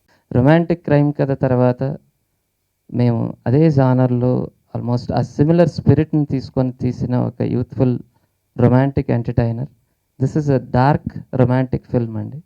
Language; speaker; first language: Telugu; native; Telugu